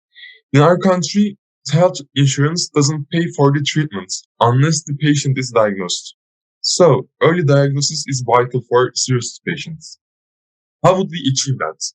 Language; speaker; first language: English; non-native, fluent; Turkish